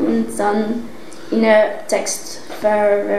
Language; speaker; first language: German; non-native, learner; Dutch